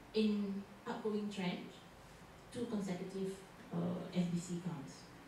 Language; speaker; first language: English; non-native, local second language; Malay